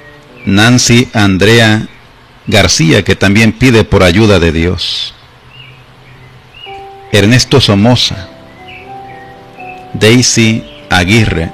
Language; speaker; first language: Spanish; native; Spanish